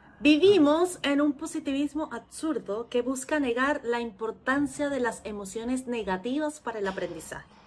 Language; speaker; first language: Spanish; native; Spanish